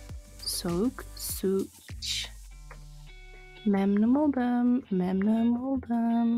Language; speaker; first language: Turkish; non-native, learner; English